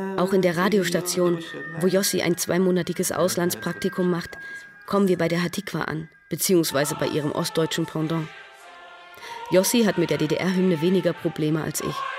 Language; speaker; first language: German; native; German